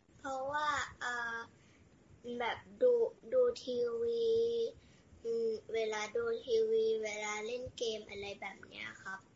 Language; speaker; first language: Thai; early bilingual, heritage; Thai